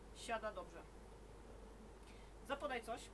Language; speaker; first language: Polish; native; Polish